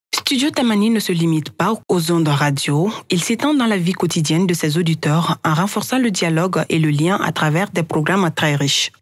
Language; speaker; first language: French; non-native, local second language; Bambara